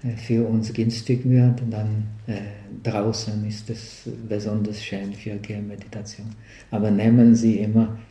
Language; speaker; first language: German; non-native, fluent; Czech